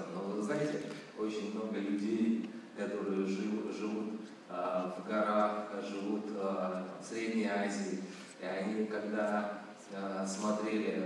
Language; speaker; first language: Russian; native; Russian